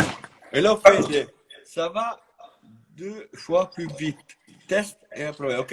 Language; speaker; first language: French; non-native, fluent; Italian